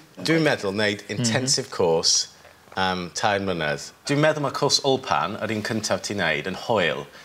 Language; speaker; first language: Welsh; non-native, learner; English